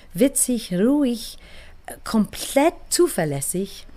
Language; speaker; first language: German; non-native, fluent; English